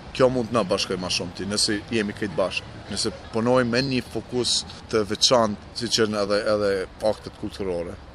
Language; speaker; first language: Albanian; non-native, local second language; Romany